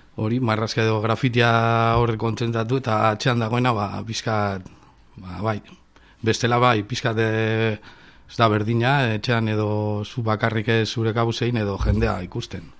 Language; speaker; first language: Basque; non-native, local second language; Spanish